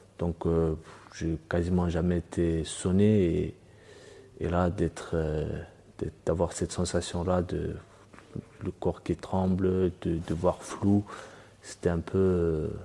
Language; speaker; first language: French; early bilingual, other home language; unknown